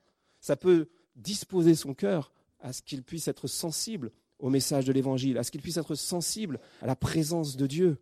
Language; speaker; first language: French; native; French